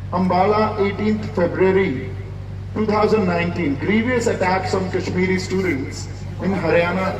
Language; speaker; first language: English; non-native, local second language; Punjabi